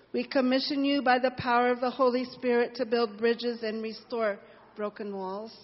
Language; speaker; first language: English; native; English